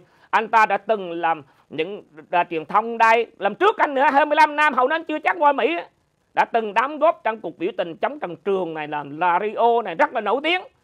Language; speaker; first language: Vietnamese; native; Vietnamese